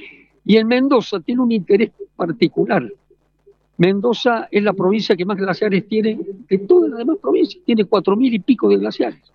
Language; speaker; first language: Spanish; native; Spanish